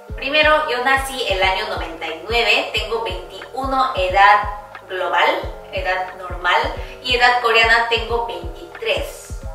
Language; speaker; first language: Spanish; early bilingual, heritage; Korean